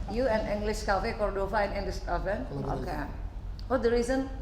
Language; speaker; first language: English; non-native, fluent; Indonesian